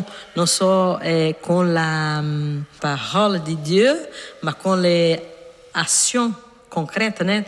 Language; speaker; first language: French; non-native, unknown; Portuguese